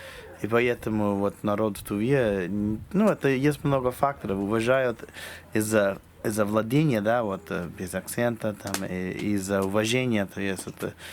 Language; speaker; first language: Russian; non-native, fluent; English